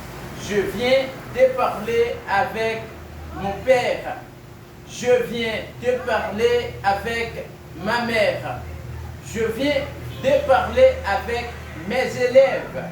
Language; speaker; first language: French; non-native, fluent; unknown